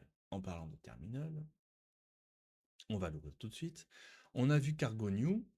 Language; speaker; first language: French; native; French